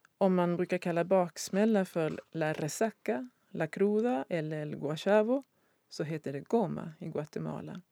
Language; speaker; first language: Swedish; native; Swedish